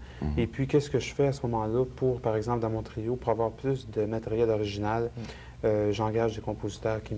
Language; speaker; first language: French; native; French